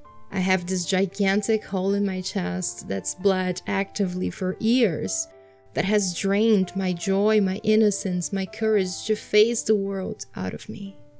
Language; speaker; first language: English; non-native, fluent; Portuguese